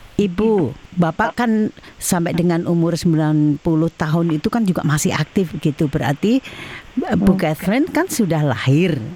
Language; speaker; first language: Indonesian; native; Indonesian